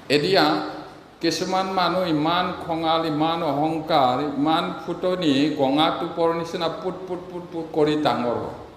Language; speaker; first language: Assamese; non-native, local second language; Bodo